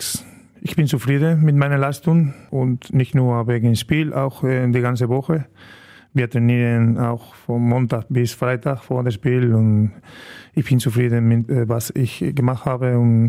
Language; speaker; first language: German; non-native, learner; Spanish